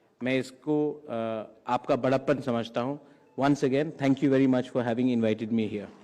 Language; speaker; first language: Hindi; non-native, local second language; Kok Borok